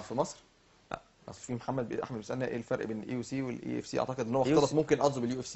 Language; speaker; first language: Arabic; native; Arabic